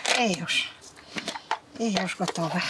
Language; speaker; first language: Polish; non-native, fluent; Ukrainian